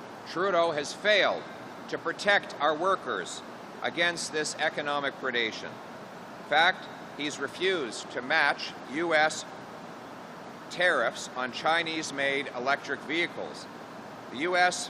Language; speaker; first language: English; native; English